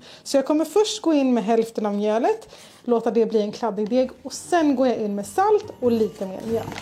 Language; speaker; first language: Swedish; native; Swedish